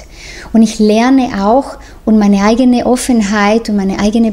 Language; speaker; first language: German; non-native, fluent; Spanish